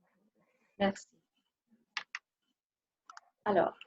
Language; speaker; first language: French; non-native, fluent; Spanish